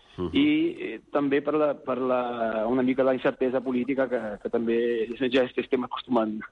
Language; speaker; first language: Catalan; non-native, fluent; Portuguese